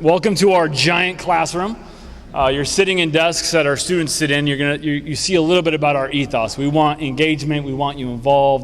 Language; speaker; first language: English; native; English